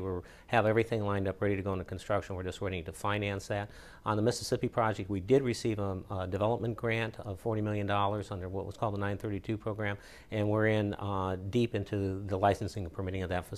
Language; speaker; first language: English; native; English